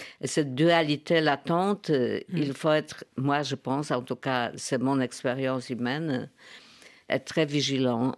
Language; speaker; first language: French; non-native, fluent; Polish